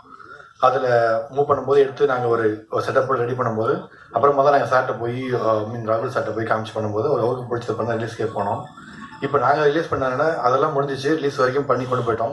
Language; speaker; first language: Tamil; native; Tamil